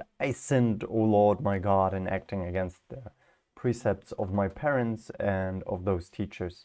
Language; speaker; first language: English; non-native, fluent; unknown